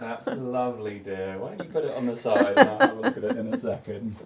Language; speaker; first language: English; native; English